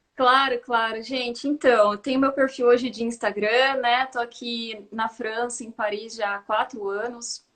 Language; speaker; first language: Portuguese; native; Portuguese